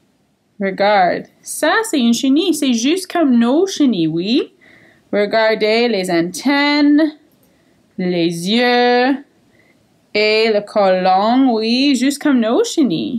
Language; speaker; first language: French; non-native, fluent; English